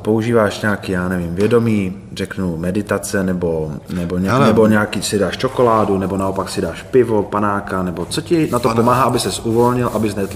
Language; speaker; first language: Czech; native; Czech